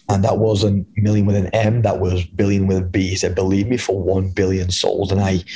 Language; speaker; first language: English; native; English